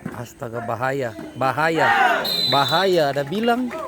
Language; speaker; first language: Indonesian; native; Indonesian